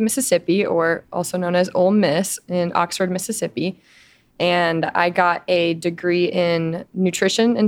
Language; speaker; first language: English; native; English